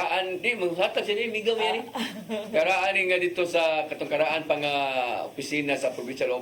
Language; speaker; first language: Cebuano; native; Cebuano